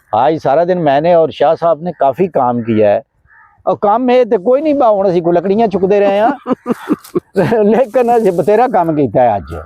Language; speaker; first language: Urdu; non-native, local second language; Punjabi